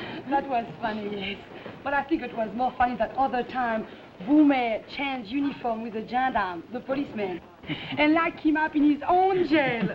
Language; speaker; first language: English; non-native, fluent; French